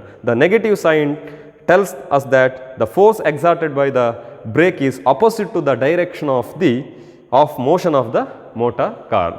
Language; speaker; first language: English; non-native, local second language; Kannada